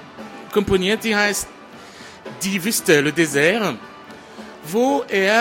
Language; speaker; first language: German; non-native, fluent; French